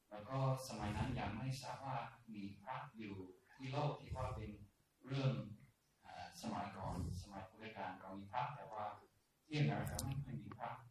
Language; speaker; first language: Thai; non-native, fluent; English